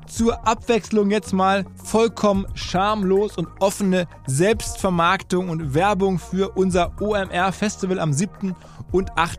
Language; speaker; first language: German; native; German